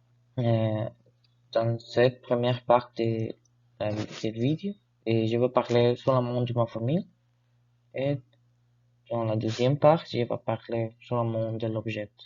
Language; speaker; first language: French; non-native, learner; Spanish